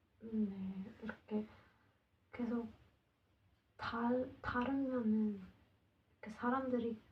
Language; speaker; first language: Korean; non-native, learner; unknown